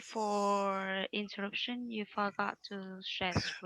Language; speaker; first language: English; non-native, learner; Vietnamese